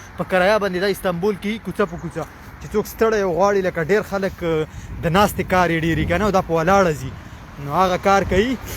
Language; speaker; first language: Pashto; non-native, local second language; Uzbek